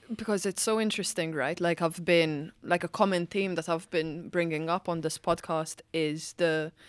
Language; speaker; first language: English; non-native, fluent; Maltese